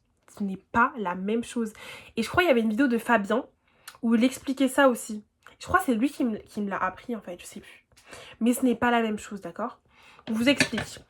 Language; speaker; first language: French; native; French